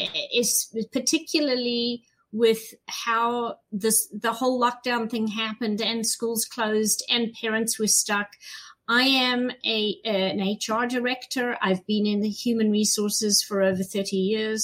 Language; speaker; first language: English; native; English